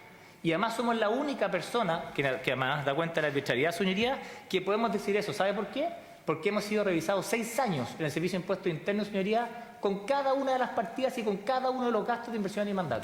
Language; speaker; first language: Spanish; native; Spanish